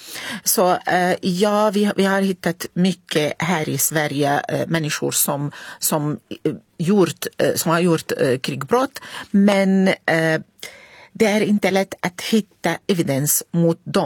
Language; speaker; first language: Swedish; non-native, fluent; Arabic